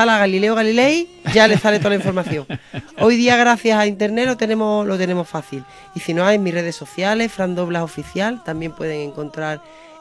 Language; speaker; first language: Spanish; native; Spanish